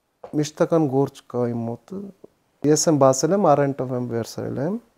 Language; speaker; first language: Armenian; non-native, learner; Hindi